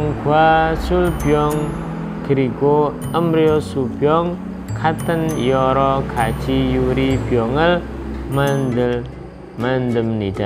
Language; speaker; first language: Korean; non-native, fluent; Indonesian